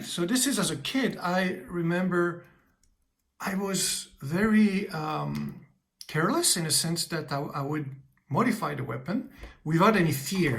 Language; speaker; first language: English; native; English